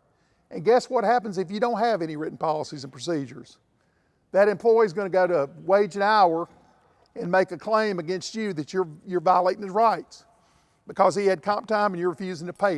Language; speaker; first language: English; native; English